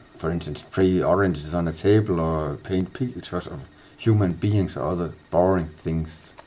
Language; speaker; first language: English; non-native, fluent; Danish